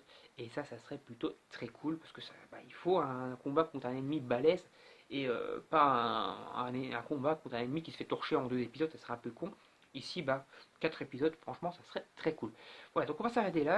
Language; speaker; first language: French; native; French